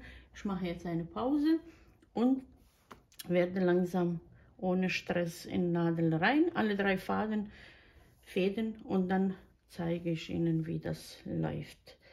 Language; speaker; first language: German; non-native, fluent; Croatian